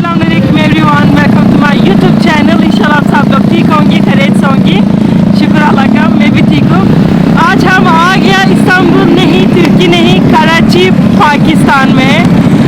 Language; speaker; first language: Hindi; non-native, learner; Turkish